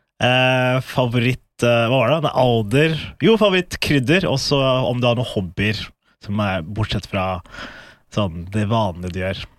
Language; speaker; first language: Norwegian; early bilingual, other home language; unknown